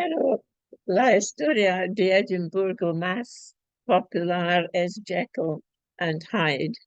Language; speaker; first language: Spanish; non-native, fluent; English